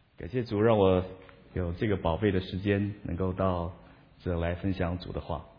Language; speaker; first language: Chinese; non-native, local second language; Min Nan Chinese